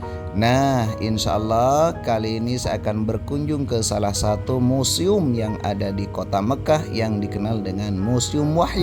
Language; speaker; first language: Indonesian; native; Indonesian